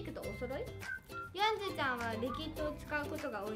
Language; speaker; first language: Japanese; non-native, fluent; Korean